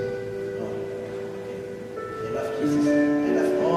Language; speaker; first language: English; non-native, learner; Somali